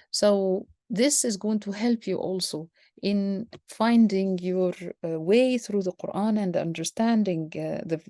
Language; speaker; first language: English; non-native, fluent; Arabic